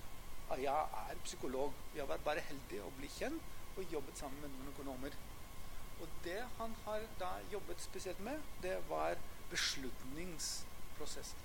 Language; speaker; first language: Norwegian; non-native, fluent; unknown